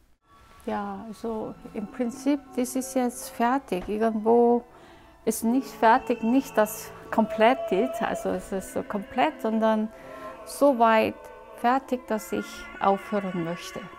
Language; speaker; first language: German; non-native, fluent; Korean